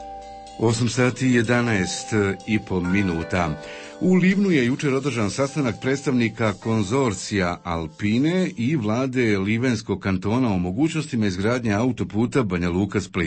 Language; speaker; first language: Croatian; native; Croatian